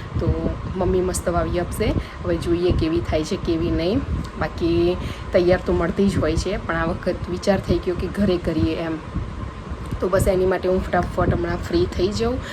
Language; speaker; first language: Gujarati; native; Gujarati